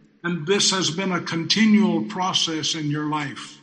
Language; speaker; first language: English; native; English